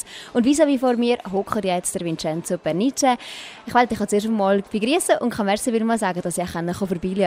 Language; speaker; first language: German; native; German